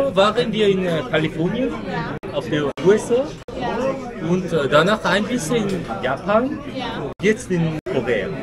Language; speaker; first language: German; non-native, learner; Korean